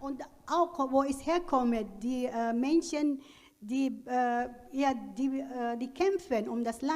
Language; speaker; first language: German; non-native, learner; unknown